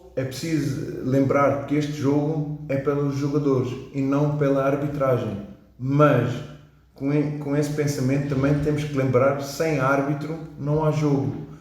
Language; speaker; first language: Portuguese; early bilingual, heritage; English